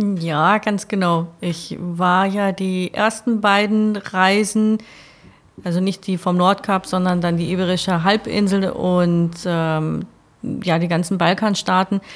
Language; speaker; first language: German; native; German